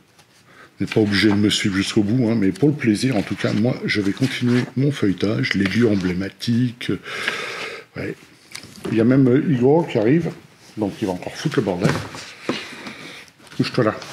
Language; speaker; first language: French; native; French